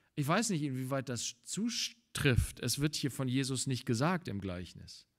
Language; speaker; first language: German; native; German